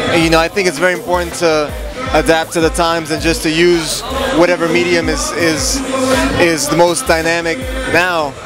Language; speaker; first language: English; native; English